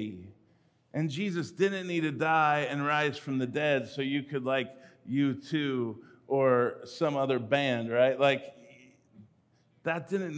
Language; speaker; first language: English; native; English